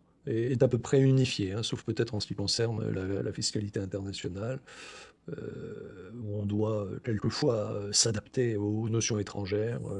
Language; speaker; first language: French; native; French